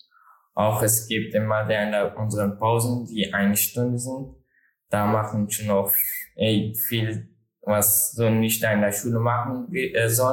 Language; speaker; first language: German; non-native, learner; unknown